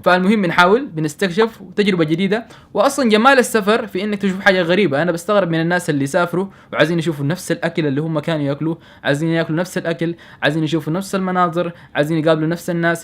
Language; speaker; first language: Arabic; native; Arabic